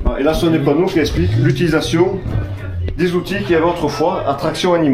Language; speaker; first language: French; native; French